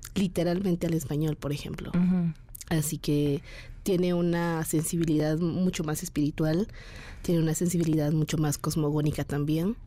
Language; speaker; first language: Spanish; non-native, local second language; Kaqchikel